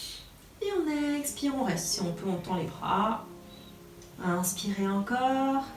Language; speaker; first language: French; native; French